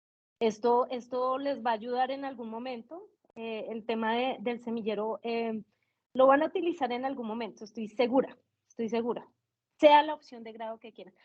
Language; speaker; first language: Spanish; native; Spanish